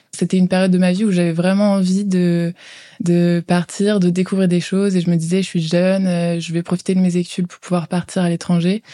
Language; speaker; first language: French; native; French